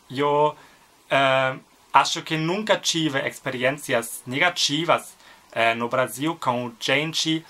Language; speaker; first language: Portuguese; non-native, learner; German